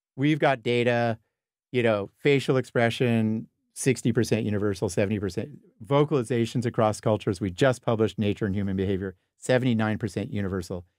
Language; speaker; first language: English; native; English